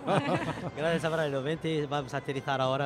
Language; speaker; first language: Spanish; non-native, fluent; Arabic